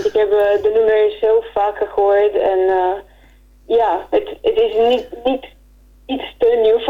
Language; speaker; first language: Dutch; non-native, fluent; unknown